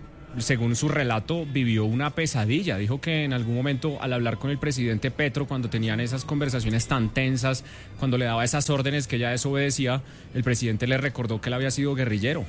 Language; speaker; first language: Spanish; native; Spanish